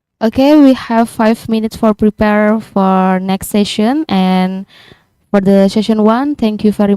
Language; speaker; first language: English; non-native, learner; Indonesian